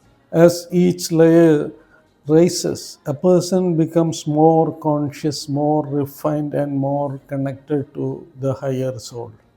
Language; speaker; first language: English; non-native, local second language; Malayalam